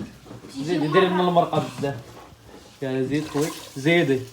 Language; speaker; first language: Arabic; native; Arabic